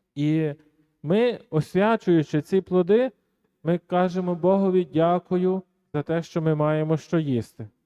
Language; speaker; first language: Ukrainian; native; Ukrainian